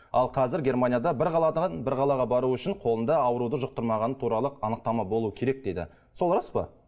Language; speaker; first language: Kazakh; native; Kazakh